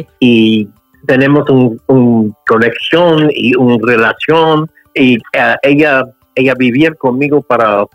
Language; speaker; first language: Spanish; non-native, learner; English